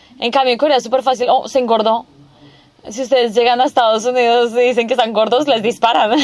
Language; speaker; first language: Spanish; non-native, fluent; Korean